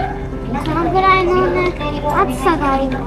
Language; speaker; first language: Japanese; early bilingual, other home language; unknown